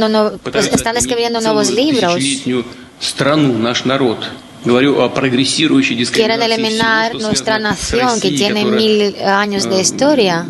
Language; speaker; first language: Spanish; non-native, learner; Russian